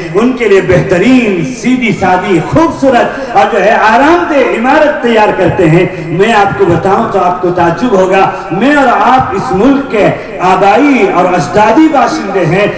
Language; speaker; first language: Urdu; non-native, local second language; Tamil